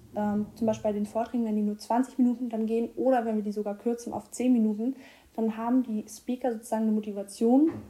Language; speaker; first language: German; native; German